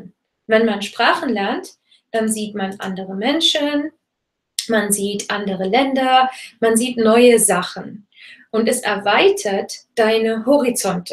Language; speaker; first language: German; non-native, fluent; English